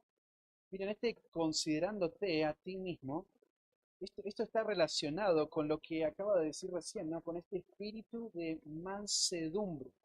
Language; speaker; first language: Spanish; native; Spanish